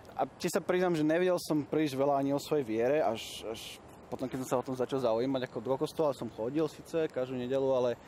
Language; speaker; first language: Slovak; native; Slovak